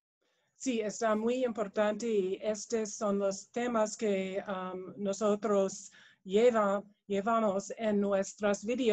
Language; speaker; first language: Spanish; non-native, learner; English